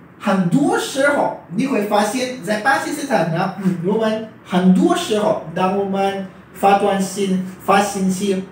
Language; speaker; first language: Chinese; non-native, fluent; Urdu